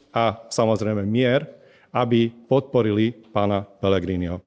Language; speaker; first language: Slovak; non-native, local second language; Hungarian